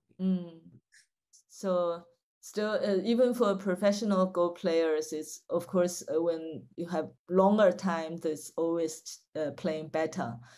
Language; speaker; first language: English; non-native, fluent; Chinese